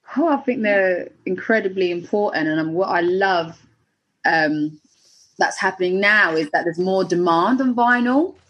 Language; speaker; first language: English; native; English